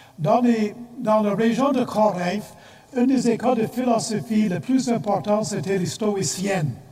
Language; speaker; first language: French; non-native, fluent; English